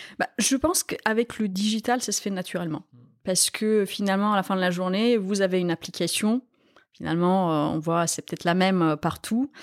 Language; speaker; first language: French; non-native, fluent; Romanian